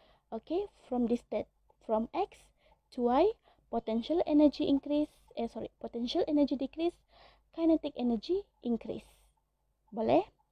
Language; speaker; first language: English; non-native, local second language; Malay